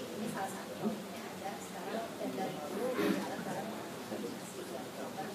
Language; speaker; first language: Indonesian; native; Indonesian